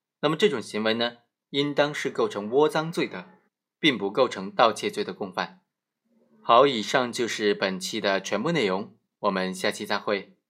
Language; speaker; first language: Chinese; native; Chinese